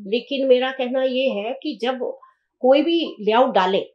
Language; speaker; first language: Hindi; native; Hindi